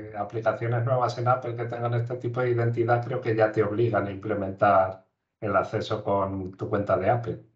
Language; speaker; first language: Spanish; native; Spanish